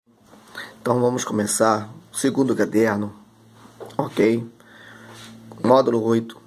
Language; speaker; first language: Portuguese; native; Portuguese